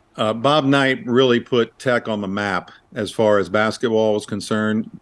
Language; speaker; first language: English; native; English